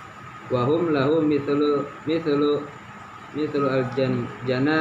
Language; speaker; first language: Arabic; non-native, learner; Indonesian